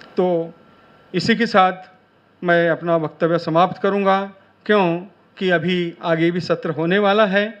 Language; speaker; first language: Hindi; non-native, local second language; Marathi